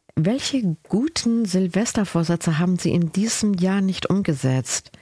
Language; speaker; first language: German; early bilingual, other home language; Spanish